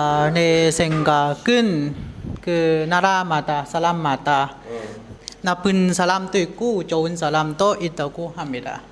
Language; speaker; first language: Korean; non-native, fluent; Lao